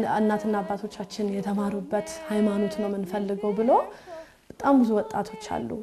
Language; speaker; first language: Amharic; early bilingual, heritage; Amharic